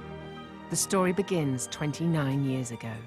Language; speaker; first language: English; native; English